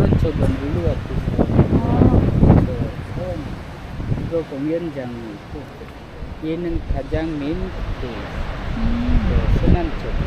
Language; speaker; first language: Korean; non-native, learner; Indonesian